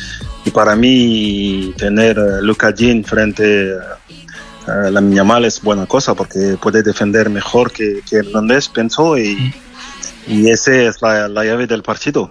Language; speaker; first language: Spanish; non-native, fluent; French